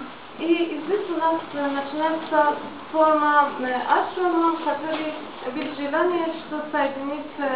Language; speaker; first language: Russian; non-native, learner; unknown